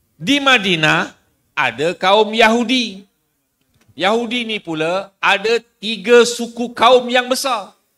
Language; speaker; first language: Malay; native; Malay